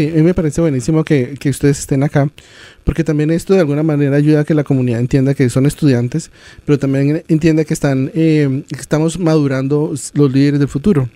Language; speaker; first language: Spanish; native; Spanish